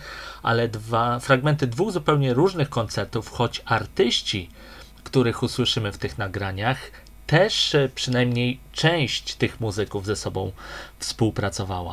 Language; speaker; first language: Polish; native; Polish